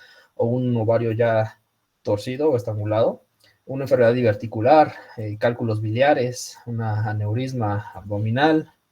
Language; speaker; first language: Spanish; native; Spanish